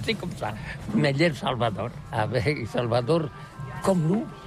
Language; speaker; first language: French; non-native, learner; Catalan